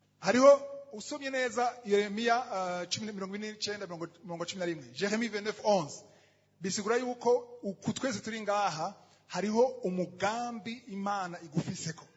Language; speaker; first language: Rundi; native; Rundi